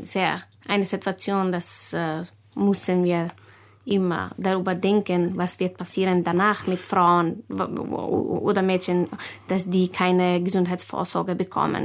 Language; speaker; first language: German; non-native, fluent; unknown